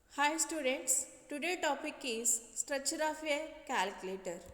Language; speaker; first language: English; non-native, local second language; Telugu